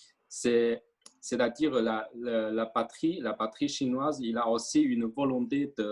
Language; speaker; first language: French; non-native, fluent; Chinese